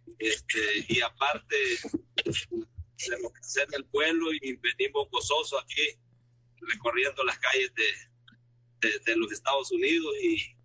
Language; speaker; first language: Spanish; native; Spanish